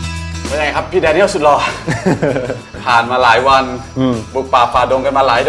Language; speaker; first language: Thai; native; Thai